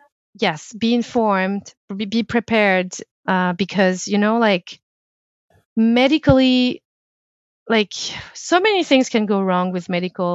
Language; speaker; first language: English; non-native, fluent; French